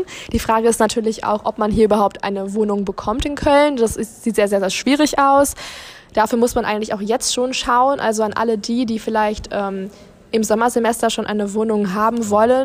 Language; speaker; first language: German; native; German